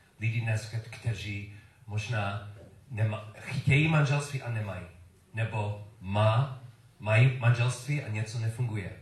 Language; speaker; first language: Czech; non-native, learner; English